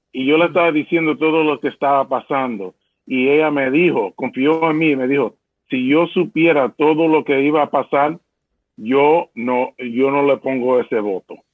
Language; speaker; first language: Spanish; early bilingual, heritage; Spanish